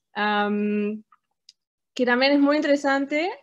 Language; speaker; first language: Spanish; non-native, fluent; German